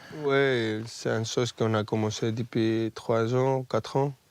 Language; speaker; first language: French; non-native, fluent; Spanish